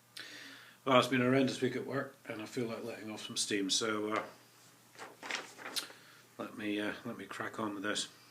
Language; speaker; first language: English; native; English